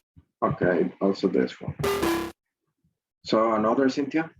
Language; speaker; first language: English; non-native, fluent; Spanish